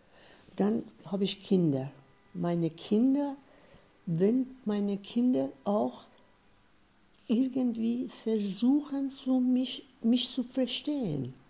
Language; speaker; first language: German; non-native, fluent; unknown